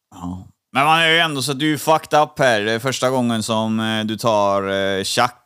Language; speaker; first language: Swedish; native; Swedish